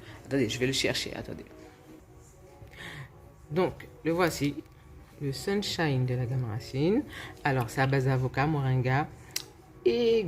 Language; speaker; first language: French; native; French